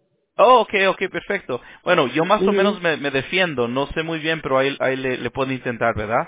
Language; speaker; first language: Spanish; early bilingual, heritage; Spanish